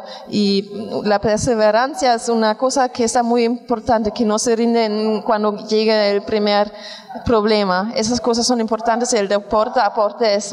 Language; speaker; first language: Spanish; non-native, fluent; German